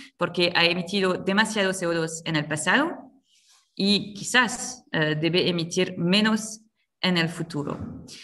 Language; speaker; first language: Spanish; non-native, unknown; French